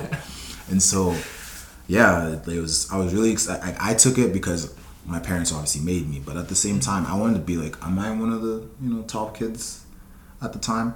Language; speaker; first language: English; non-native, local second language; Yoruba